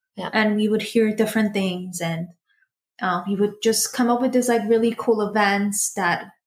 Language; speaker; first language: English; early bilingual, other home language; Persian